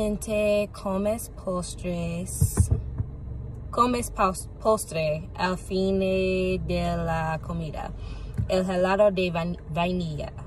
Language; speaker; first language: Spanish; non-native, learner; English